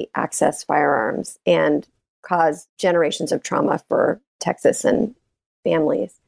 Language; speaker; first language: English; native; English